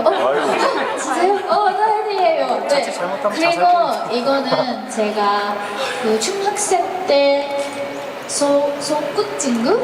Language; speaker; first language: Korean; non-native, fluent; Japanese